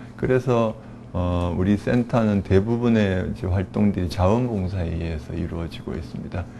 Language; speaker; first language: Korean; native; Korean